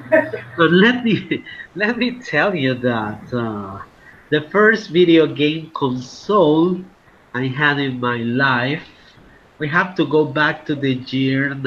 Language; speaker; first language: English; non-native, fluent; Spanish